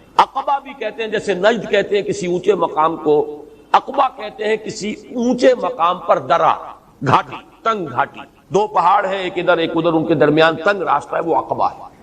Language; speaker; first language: Urdu; native; Urdu